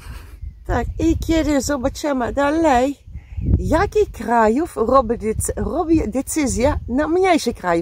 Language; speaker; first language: Polish; non-native, learner; Dutch